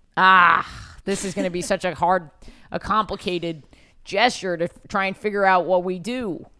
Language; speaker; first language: English; native; English